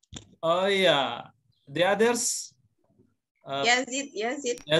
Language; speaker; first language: English; non-native, learner; Indonesian